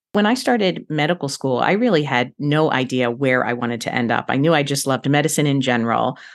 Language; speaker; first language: English; native; English